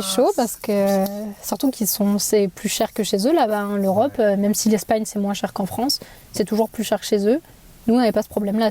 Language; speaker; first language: French; native; French